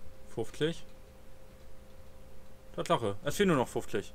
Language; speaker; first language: German; native; German